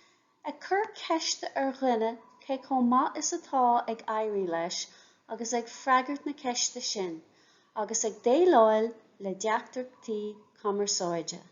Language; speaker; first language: Irish; non-native, local second language; English